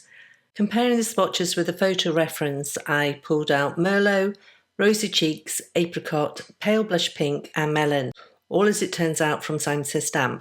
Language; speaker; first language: English; native; English